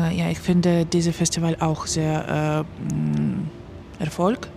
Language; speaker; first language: German; non-native, learner; Ukrainian